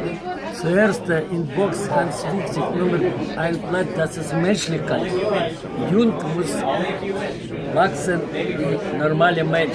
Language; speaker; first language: German; non-native, learner; Ukrainian